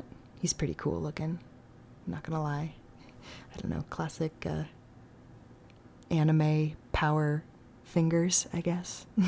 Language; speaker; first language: English; native; English